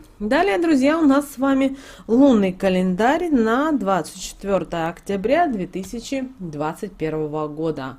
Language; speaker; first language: Russian; native; Russian